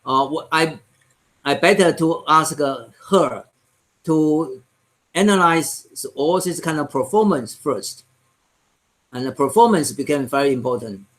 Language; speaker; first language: English; non-native, learner; Chinese